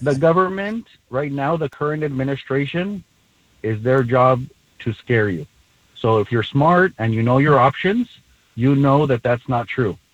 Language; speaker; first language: English; early bilingual, other home language; Spanish